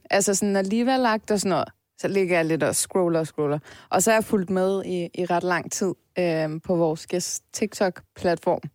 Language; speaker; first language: Danish; early bilingual, other home language; Turkish